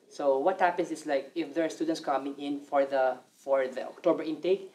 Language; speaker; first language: English; non-native, local second language; Filipino